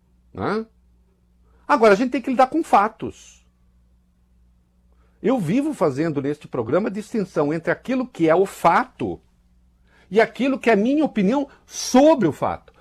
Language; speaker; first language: Portuguese; native; Portuguese